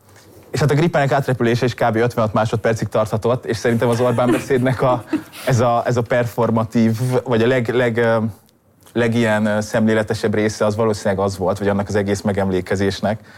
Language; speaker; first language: Hungarian; native; Hungarian